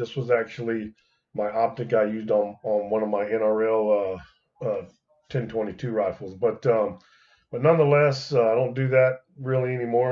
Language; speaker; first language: English; native; English